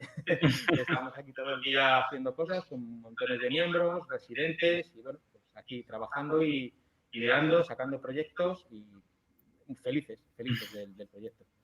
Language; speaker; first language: Spanish; native; Spanish